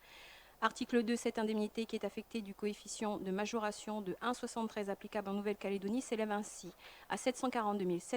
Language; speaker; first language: French; native; French